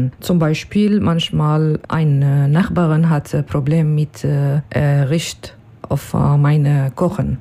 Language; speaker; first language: German; non-native, learner; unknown